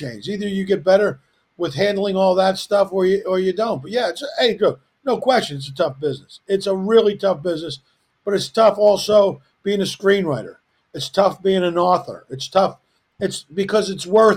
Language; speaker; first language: English; native; English